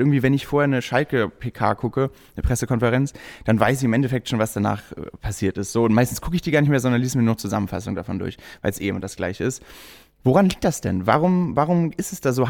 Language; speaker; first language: German; native; German